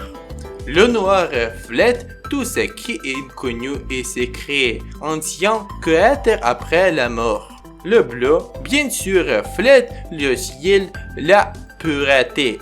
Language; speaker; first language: French; non-native, learner; Ukrainian